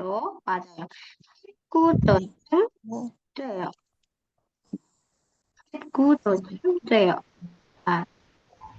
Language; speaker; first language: Korean; non-native, fluent; Indonesian